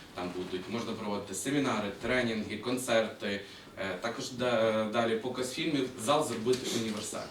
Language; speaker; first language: Ukrainian; native; Ukrainian